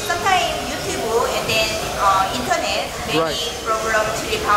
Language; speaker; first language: English; non-native, learner; Korean